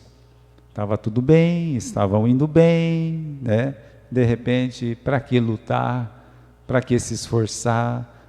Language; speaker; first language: Portuguese; native; Portuguese